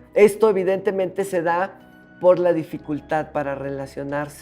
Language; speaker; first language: Spanish; native; Spanish